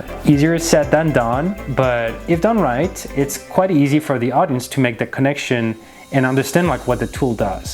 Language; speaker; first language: English; non-native, fluent; French